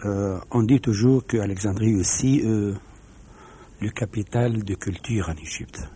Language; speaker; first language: French; non-native, fluent; Arabic